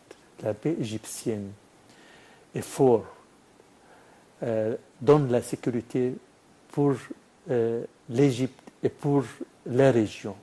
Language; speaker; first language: French; non-native, fluent; Arabic